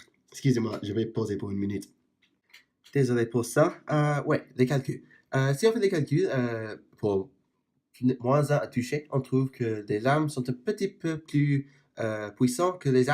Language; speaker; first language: French; non-native, fluent; English